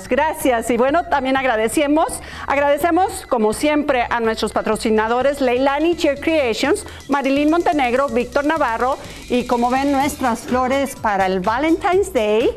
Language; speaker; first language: Spanish; native; Spanish